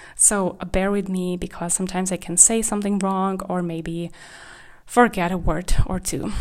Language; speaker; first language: English; non-native, fluent; Kazakh